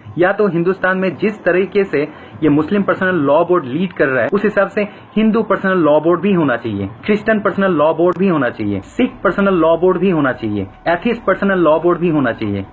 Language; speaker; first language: Hindi; non-native, fluent; Bangla